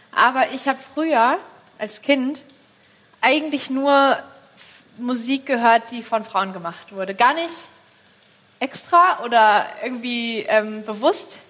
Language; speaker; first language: German; native; German